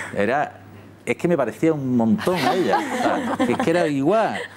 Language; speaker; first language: Spanish; native; Spanish